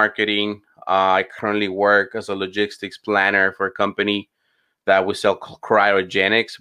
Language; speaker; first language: English; non-native, fluent; Spanish